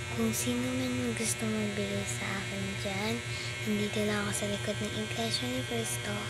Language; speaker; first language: Filipino; non-native, local second language; Cebuano